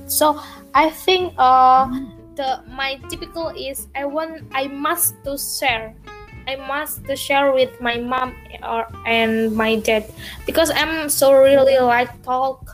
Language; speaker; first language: English; non-native, learner; Indonesian